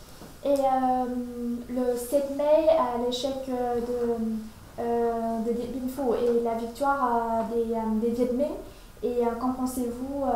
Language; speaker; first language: French; non-native, fluent; Vietnamese